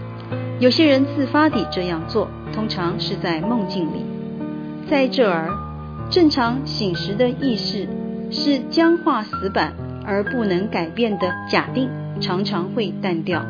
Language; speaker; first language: Chinese; native; Chinese